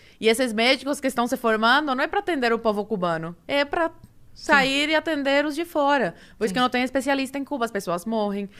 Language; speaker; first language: Portuguese; early bilingual, other home language; Spanish